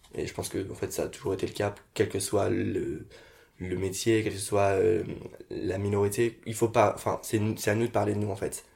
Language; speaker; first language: French; native; French